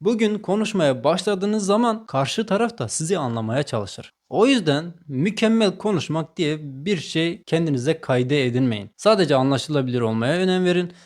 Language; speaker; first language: Turkish; native; Turkish